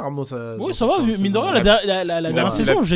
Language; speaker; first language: French; native; French